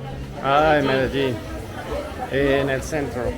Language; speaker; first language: Spanish; non-native, learner; English